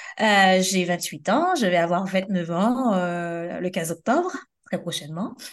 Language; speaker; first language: French; non-native, local second language; Haitian Creole